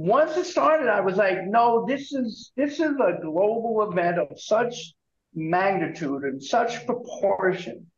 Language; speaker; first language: English; native; English